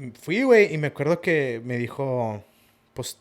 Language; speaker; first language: Spanish; early bilingual, heritage; Spanish